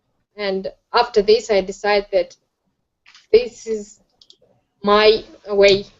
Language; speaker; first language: English; non-native, learner; Russian